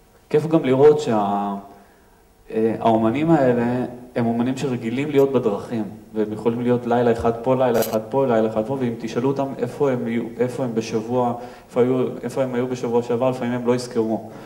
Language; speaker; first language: Hebrew; native; Hebrew